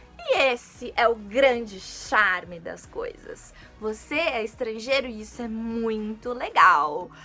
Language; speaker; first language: Portuguese; native; Portuguese